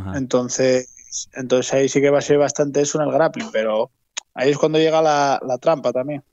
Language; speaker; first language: Spanish; native; Spanish